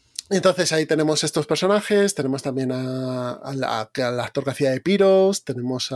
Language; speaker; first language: Spanish; native; Spanish